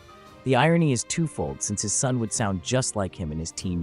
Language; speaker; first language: English; native; English